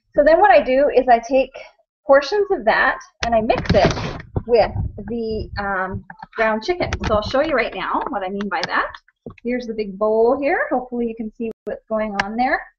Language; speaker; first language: English; native; English